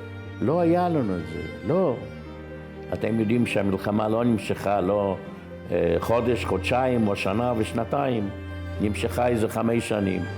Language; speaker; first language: Hebrew; non-native, fluent; Yiddish